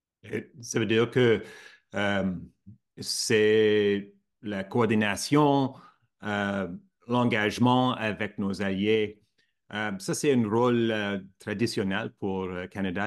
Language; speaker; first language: French; non-native, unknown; English